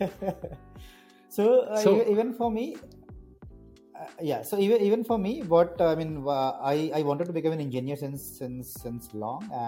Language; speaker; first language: English; non-native, local second language; Hindi